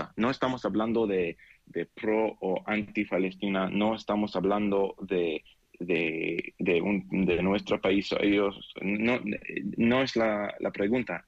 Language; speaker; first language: Spanish; non-native, learner; Hebrew